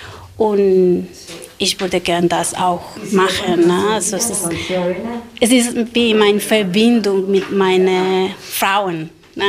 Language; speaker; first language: German; non-native, learner; Spanish